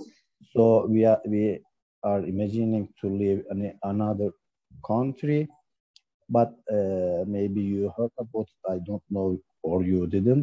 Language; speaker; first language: English; non-native, learner; Turkish